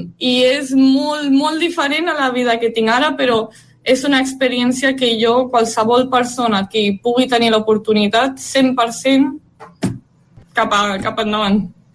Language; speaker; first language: Catalan; native; Catalan